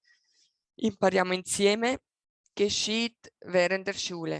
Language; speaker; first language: German; non-native, local second language; Italian